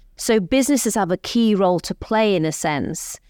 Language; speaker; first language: English; native; English